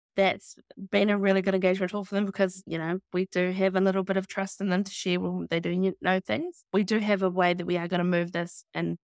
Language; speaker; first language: English; native; English